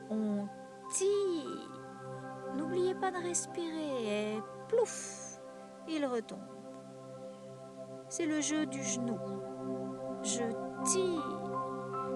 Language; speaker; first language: French; native; French